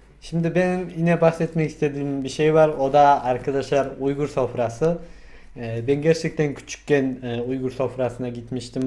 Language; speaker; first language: Turkish; non-native, fluent; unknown